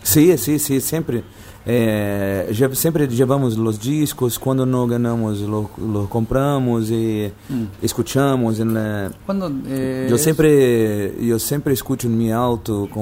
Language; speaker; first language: Spanish; non-native, fluent; Portuguese